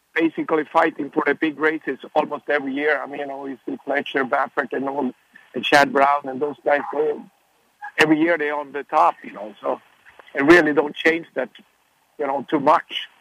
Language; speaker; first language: English; non-native, fluent; Swedish